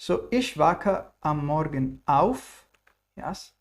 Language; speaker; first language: German; non-native, fluent; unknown